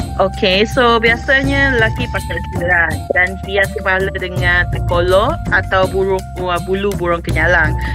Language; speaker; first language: Malay; non-native, local second language; Iban